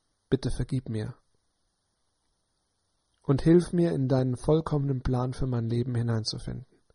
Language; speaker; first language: German; native; German